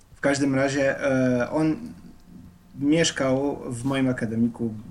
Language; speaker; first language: Polish; non-native, fluent; Slovenian